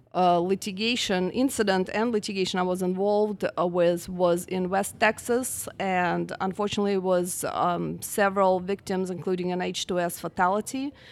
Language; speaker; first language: English; non-native, fluent; Russian